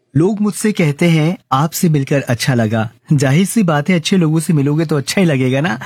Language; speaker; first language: Hindi; native; Hindi